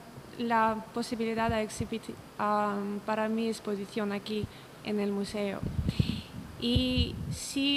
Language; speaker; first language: Spanish; non-native, learner; Russian